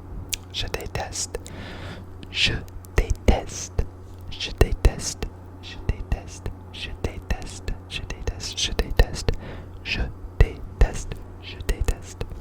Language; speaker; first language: French; non-native, learner; English